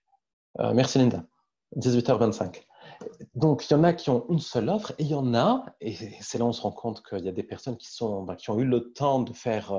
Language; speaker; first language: French; native; French